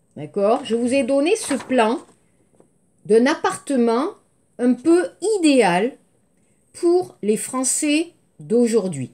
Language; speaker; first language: French; native; French